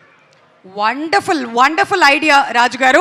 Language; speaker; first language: Telugu; native; Telugu